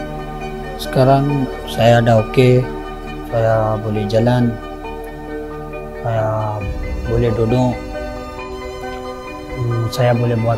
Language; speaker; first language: Indonesian; non-native, learner; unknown